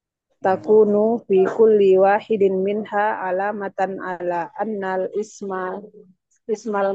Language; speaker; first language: Arabic; non-native, learner; Indonesian